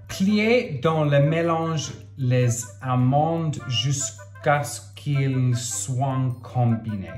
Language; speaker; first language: French; non-native, learner; English